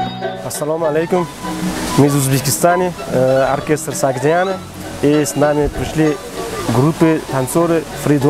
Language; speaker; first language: Russian; non-native, learner; Uzbek